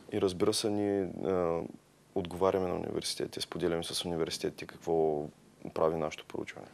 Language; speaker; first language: Bulgarian; native; Bulgarian